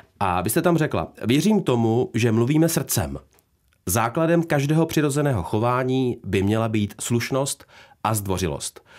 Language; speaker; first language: Czech; native; Czech